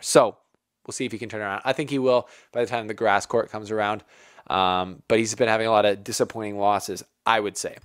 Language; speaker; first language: English; native; English